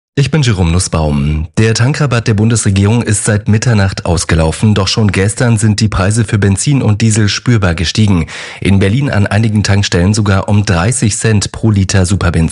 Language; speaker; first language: German; native; German